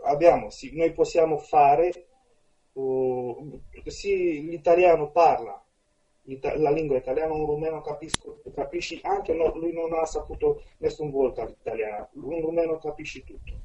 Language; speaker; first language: Italian; non-native, fluent; Romanian